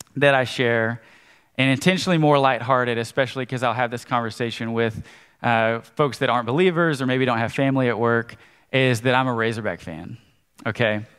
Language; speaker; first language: English; native; English